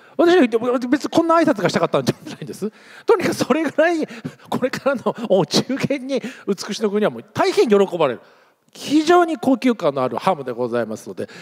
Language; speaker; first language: Japanese; native; Japanese